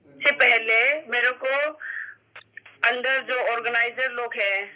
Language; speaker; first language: Hindi; non-native, local second language; Manipuri